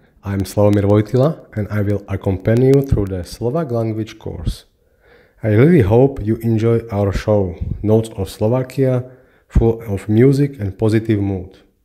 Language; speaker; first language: English; non-native, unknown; Slovak